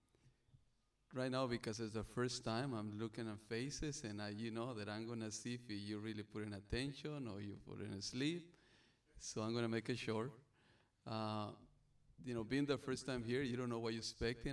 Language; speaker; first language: English; non-native, learner; Spanish